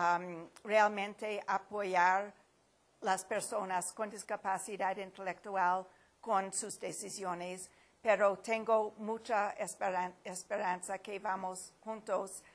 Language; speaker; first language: Spanish; non-native, fluent; English